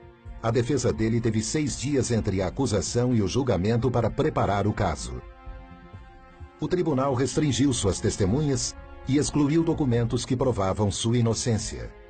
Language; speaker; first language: Portuguese; native; Portuguese